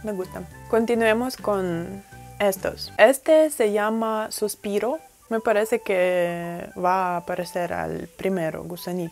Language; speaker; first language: Spanish; non-native, fluent; Russian